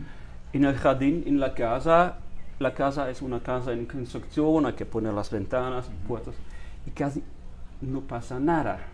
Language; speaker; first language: Spanish; non-native, fluent; German